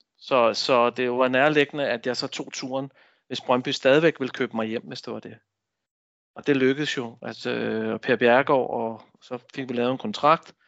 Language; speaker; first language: Danish; native; Danish